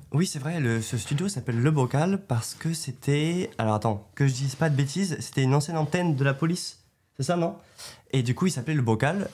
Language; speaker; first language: French; native; French